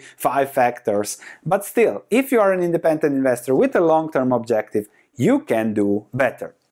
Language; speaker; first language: English; non-native, fluent; Croatian